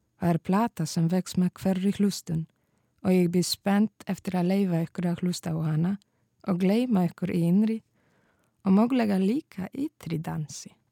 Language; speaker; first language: Icelandic; non-native, fluent; Polish